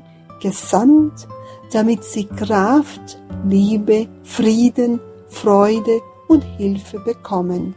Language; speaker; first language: German; non-native, fluent; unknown